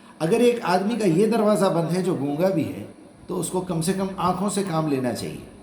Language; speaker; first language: Urdu; native; Urdu